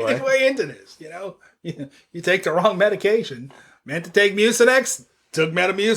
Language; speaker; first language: English; native; English